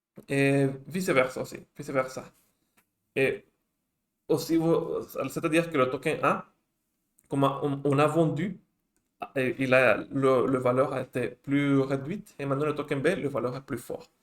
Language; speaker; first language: French; non-native, fluent; Spanish